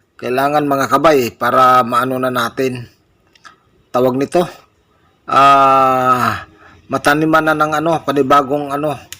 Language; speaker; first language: Filipino; non-native, local second language; Cebuano